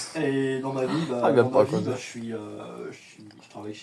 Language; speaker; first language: French; native; French